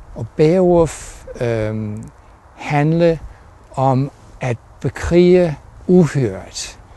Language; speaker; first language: Danish; non-native, fluent; English